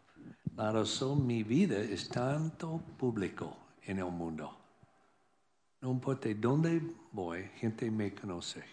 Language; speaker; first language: Spanish; non-native, learner; English